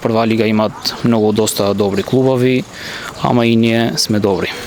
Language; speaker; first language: Macedonian; non-native, local second language; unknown